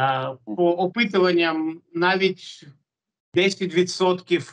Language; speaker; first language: Ukrainian; non-native, local second language; Russian